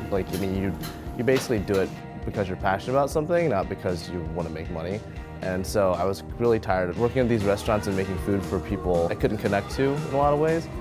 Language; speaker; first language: English; native; English